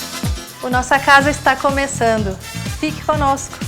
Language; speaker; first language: Portuguese; native; Portuguese